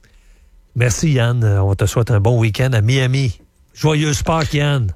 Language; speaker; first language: French; native; French